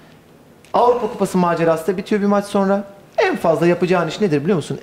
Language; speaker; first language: Turkish; native; Turkish